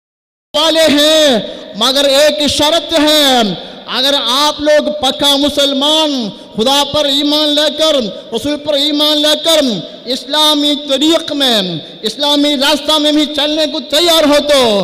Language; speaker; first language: Hindi; non-native, local second language; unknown